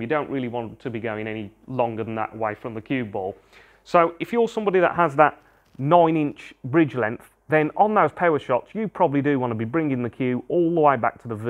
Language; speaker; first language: English; native; English